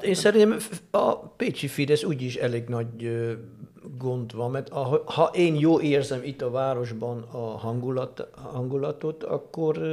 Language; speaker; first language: Hungarian; non-native, fluent; Dutch